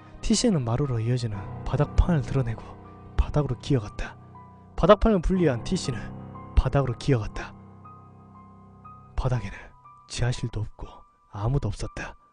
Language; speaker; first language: Korean; native; Korean